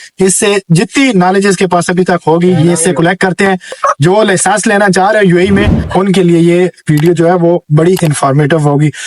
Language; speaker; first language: Urdu; non-native, local second language; Punjabi